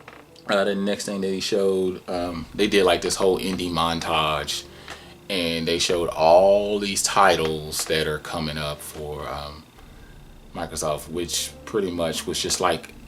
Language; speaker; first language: English; native; English